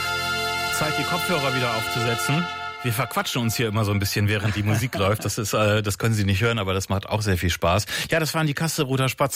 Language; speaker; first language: German; native; German